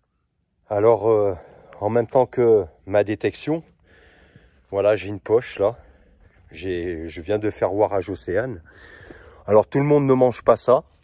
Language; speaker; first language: French; native; French